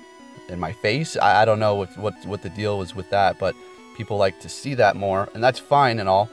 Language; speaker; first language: English; native; English